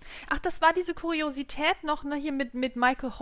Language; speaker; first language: German; native; German